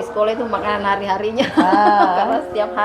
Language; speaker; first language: Indonesian; native; Indonesian